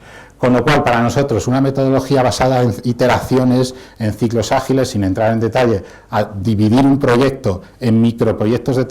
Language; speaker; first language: Spanish; native; Spanish